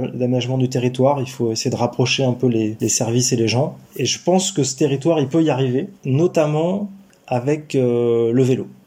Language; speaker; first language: French; native; French